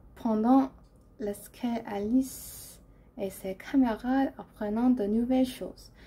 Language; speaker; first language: French; non-native, learner; English